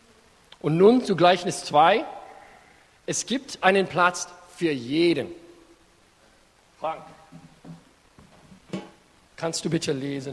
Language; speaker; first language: German; non-native, fluent; English